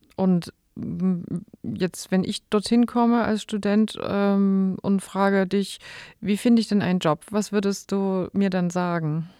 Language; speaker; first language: German; native; German